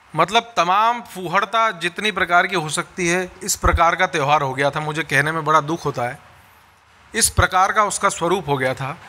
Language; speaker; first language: Hindi; native; Hindi